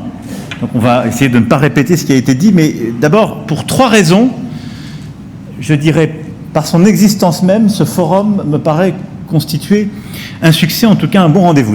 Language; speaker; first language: French; native; French